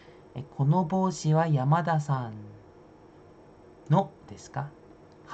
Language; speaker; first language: Japanese; non-native, fluent; Indonesian